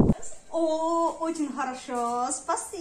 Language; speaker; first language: Russian; non-native, learner; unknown